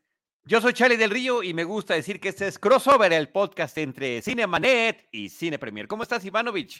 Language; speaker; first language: Spanish; native; Spanish